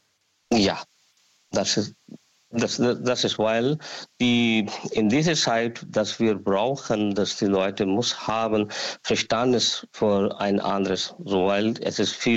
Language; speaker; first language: German; non-native, learner; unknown